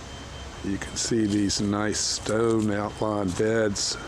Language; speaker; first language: English; native; English